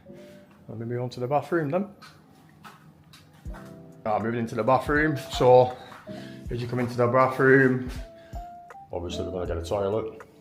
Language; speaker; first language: English; native; English